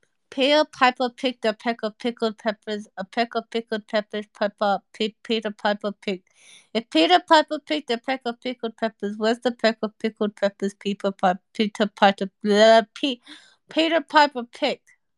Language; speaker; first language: English; native; English